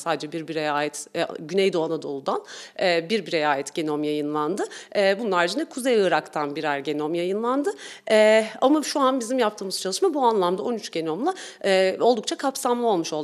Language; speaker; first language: Turkish; native; Turkish